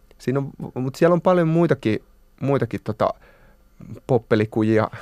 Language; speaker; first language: Finnish; native; Finnish